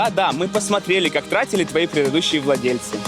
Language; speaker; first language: Russian; native; Russian